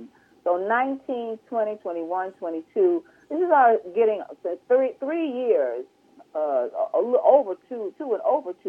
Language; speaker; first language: English; native; English